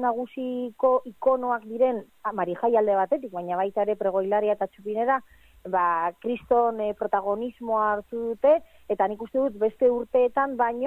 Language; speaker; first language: Basque; native; Basque